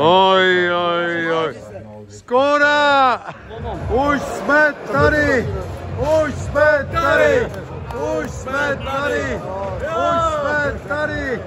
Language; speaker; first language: Czech; non-native, learner; German